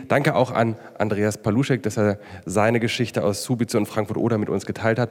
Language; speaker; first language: German; native; German